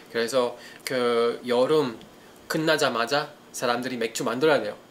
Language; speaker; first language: Korean; non-native, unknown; Italian